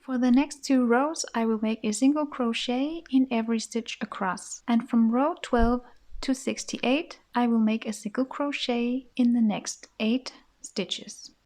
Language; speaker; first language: English; non-native, fluent; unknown